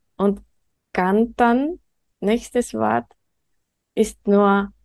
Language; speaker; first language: German; non-native, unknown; Japanese